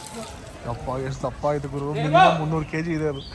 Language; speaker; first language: Kannada; native; Kannada